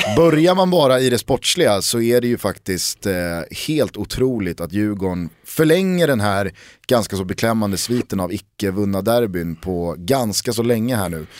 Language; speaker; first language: Swedish; native; Swedish